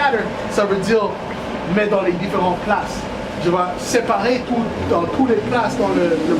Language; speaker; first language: French; non-native, learner; English